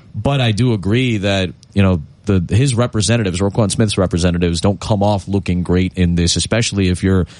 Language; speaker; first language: English; native; English